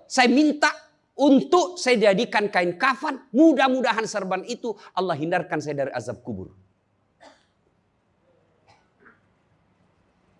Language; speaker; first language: Indonesian; native; Indonesian